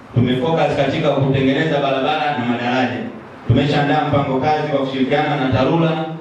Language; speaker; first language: Swahili; native; Swahili